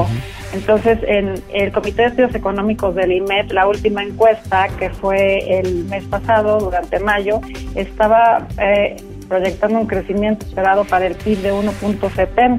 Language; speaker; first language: Spanish; native; Spanish